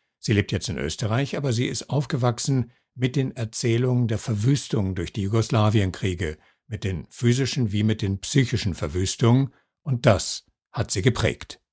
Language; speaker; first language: German; native; German